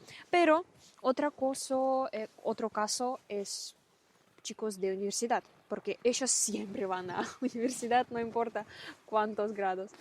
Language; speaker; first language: Spanish; non-native, learner; Russian